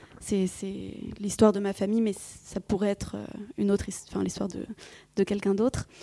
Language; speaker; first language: French; early bilingual, other home language; Vietnamese